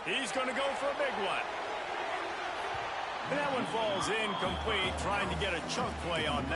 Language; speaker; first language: English; native; English